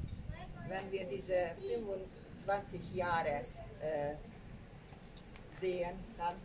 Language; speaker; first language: German; non-native, learner; Hungarian